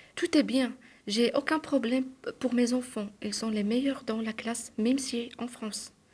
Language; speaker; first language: French; non-native, local second language; Arabic